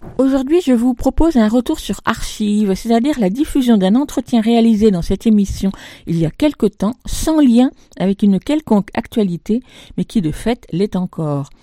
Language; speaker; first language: French; native; French